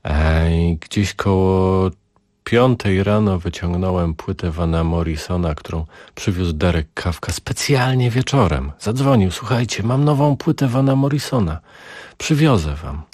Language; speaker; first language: Polish; native; Polish